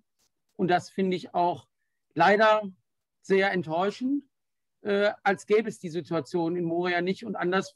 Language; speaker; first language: German; native; German